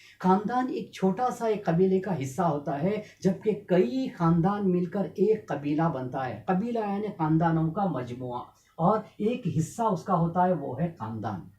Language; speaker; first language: Urdu; native; Urdu